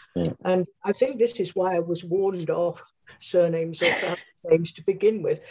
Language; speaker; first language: English; native; English